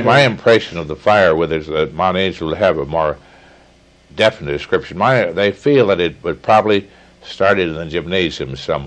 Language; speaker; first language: English; native; English